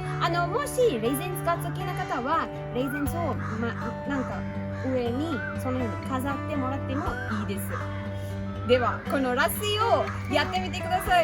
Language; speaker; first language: Japanese; non-native, fluent; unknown